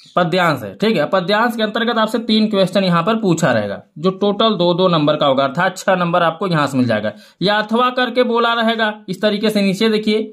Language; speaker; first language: Hindi; native; Hindi